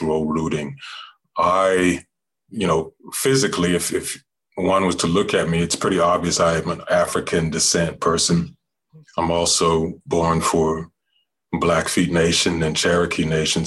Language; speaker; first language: English; native; English